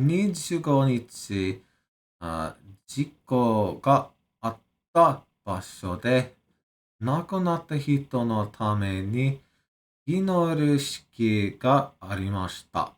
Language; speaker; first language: Japanese; non-native, learner; English